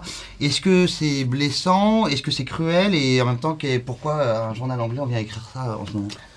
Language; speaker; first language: French; native; French